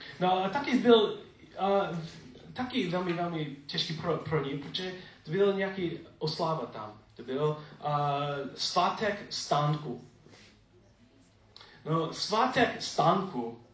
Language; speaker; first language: Czech; non-native, learner; English